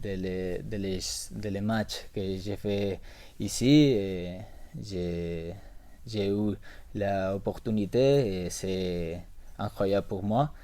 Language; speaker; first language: French; non-native, learner; Spanish